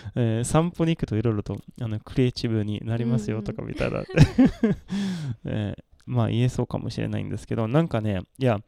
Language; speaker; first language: Japanese; non-native, fluent; Swedish